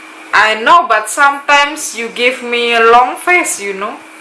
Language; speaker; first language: English; non-native, local second language; Indonesian